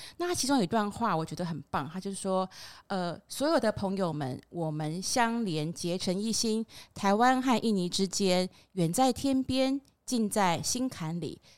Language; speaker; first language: Chinese; non-native, fluent; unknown